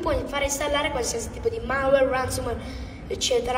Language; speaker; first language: Italian; early bilingual, heritage; English